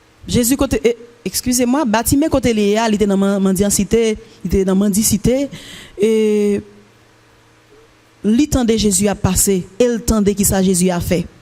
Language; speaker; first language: French; non-native, local second language; Haitian Creole